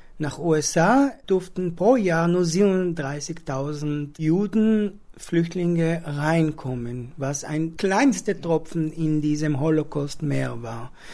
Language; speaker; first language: German; non-native, fluent; Hebrew